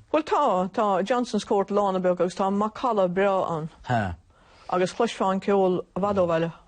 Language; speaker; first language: Irish; native; Irish